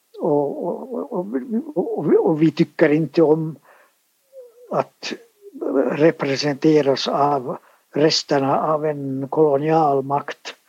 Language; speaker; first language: Swedish; native; Swedish